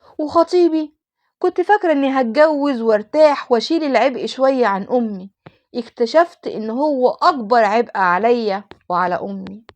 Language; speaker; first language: Egyptian Arabic; native; Egyptian Arabic